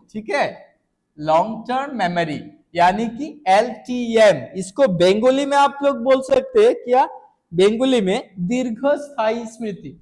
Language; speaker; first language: Hindi; non-native, local second language; Bangla